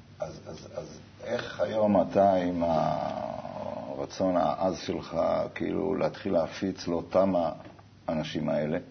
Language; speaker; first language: Hebrew; native; Hebrew